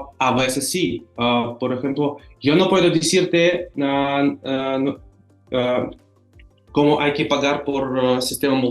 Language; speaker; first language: Spanish; non-native, fluent; Russian